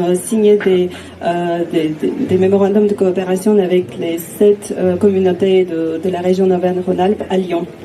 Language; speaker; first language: French; non-native, fluent; Armenian